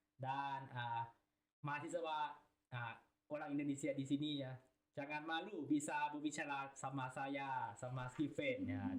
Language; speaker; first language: Indonesian; non-native, learner; Thai